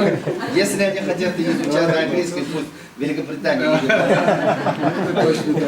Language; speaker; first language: Russian; non-native, fluent; Chinese